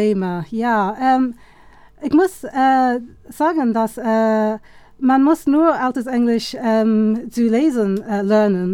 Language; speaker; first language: German; non-native, fluent; English